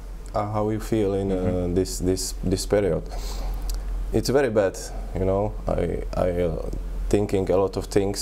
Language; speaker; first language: English; non-native, learner; Czech